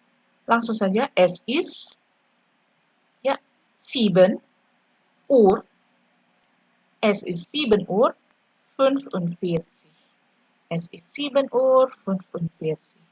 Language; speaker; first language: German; non-native, fluent; Indonesian